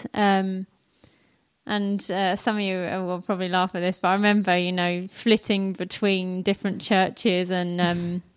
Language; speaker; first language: English; native; English